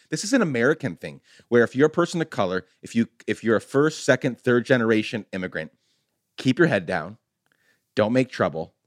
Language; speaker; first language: English; native; English